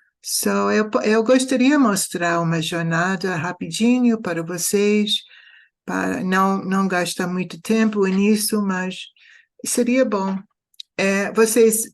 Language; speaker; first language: Portuguese; non-native, fluent; English